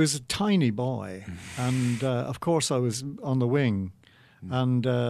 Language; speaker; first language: English; native; English